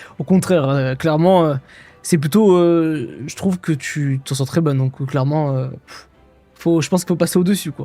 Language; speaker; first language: French; native; French